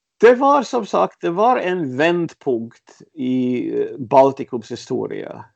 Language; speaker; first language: Swedish; early bilingual, other home language; Latvian